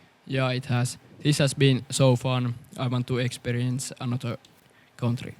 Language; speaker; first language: English; non-native, fluent; Finnish